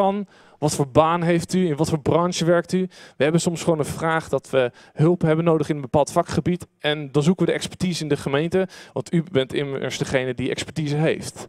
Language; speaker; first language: Dutch; native; Dutch